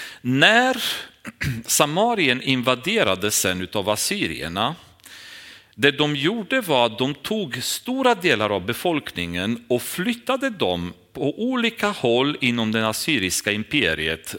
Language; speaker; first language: Swedish; non-native, fluent; Romanian